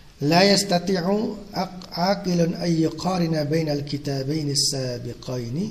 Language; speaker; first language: Arabic; non-native, fluent; Indonesian